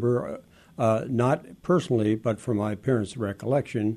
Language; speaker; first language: English; early bilingual, other home language; Western Frisian